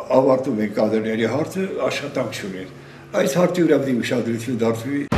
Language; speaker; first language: Armenian; non-native, local second language; Kurdish